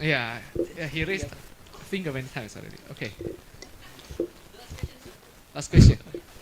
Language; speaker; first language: English; non-native, fluent; Indonesian